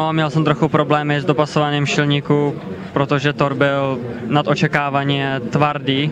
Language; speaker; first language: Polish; non-native, learner; Czech